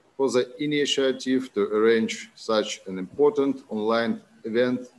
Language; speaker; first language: English; non-native, fluent; Russian